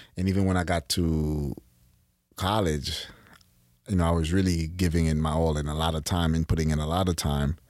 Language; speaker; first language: English; early bilingual, other home language; Haitian Creole